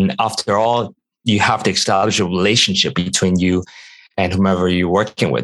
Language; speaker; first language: English; non-native, local second language; Cantonese